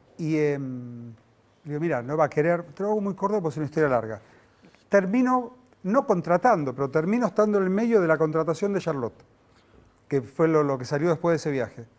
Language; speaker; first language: Spanish; native; Spanish